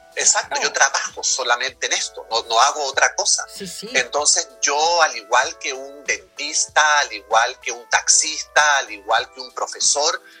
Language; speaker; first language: Spanish; native; Spanish